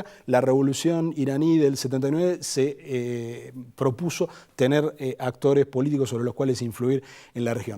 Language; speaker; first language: Spanish; native; Spanish